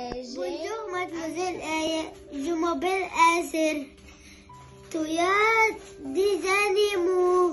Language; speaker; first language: French; non-native, learner; Arabic